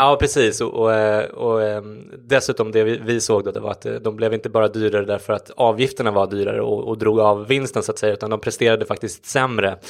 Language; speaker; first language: Swedish; native; Swedish